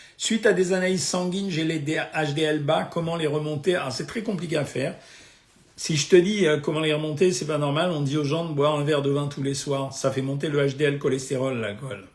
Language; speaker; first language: French; native; French